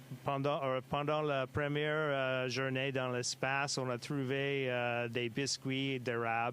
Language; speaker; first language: French; non-native, local second language; English